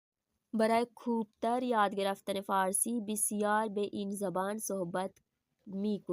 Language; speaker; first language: Persian; non-native, fluent; Urdu